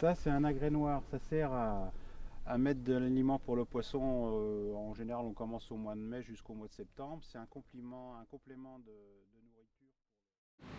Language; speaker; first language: French; native; French